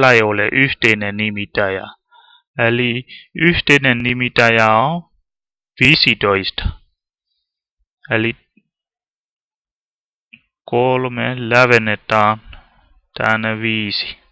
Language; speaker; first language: Finnish; non-native, learner; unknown